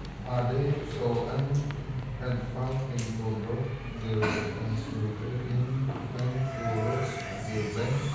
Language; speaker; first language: English; non-native, learner; Indonesian